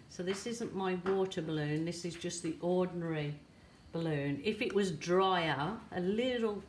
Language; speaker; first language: English; native; English